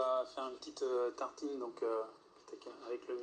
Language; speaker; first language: French; native; French